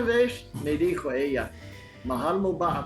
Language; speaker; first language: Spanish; non-native, fluent; English